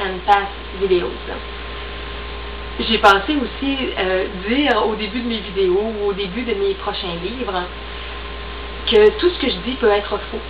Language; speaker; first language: French; native; French